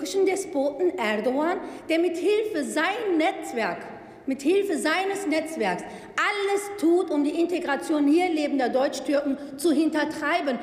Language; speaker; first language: German; early bilingual, other home language; Turkish